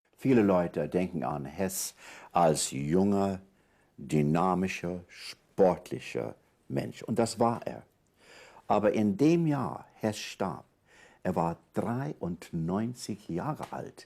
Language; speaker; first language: German; non-native, fluent; English